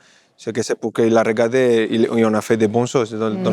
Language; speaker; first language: French; non-native, fluent; Spanish